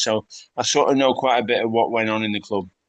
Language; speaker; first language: English; native; English